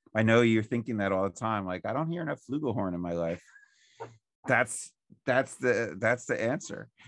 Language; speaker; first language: English; native; English